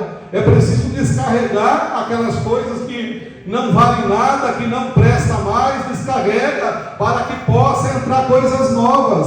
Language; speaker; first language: Portuguese; native; Portuguese